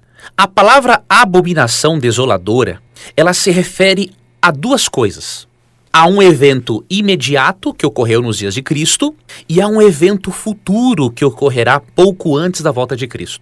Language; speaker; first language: Portuguese; native; Portuguese